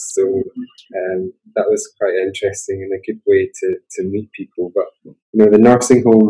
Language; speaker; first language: English; native; English